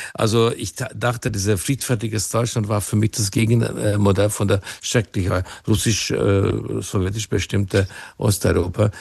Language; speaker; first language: German; non-native, fluent; Hungarian